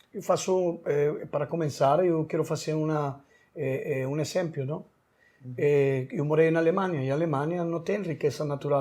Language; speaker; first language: Portuguese; non-native, learner; Spanish